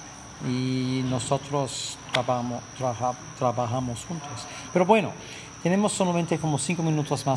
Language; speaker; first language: Spanish; non-native, fluent; English